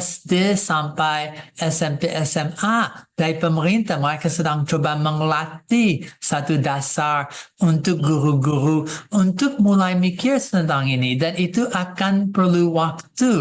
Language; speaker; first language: Indonesian; non-native, fluent; English